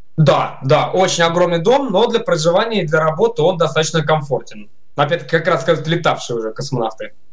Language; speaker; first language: Russian; native; Russian